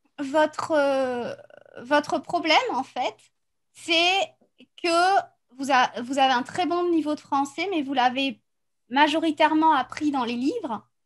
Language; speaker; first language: French; native; French